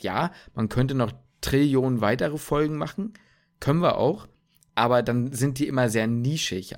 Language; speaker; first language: German; native; German